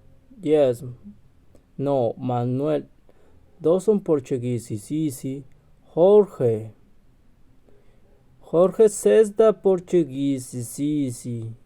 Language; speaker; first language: English; non-native, learner; Spanish